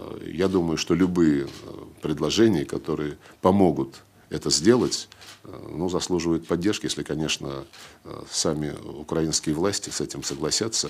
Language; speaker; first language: Russian; native; Russian